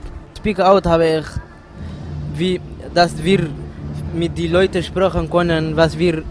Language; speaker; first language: German; non-native, learner; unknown